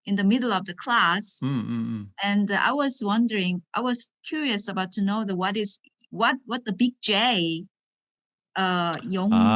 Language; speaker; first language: English; non-native, learner; Korean